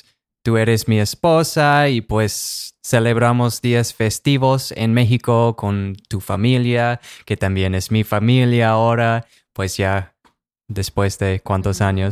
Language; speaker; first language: Spanish; non-native, fluent; English